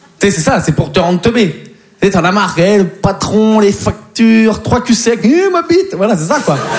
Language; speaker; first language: French; native; French